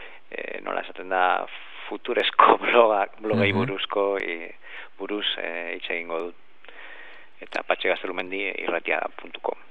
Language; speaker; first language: Basque; non-native, learner; Spanish